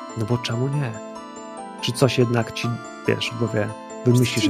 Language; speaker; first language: Polish; native; Polish